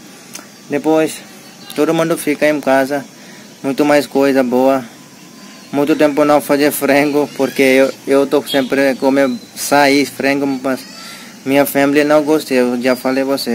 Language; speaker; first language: Portuguese; non-native, learner; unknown